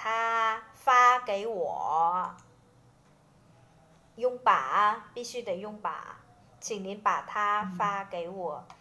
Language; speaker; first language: Chinese; non-native, fluent; Vietnamese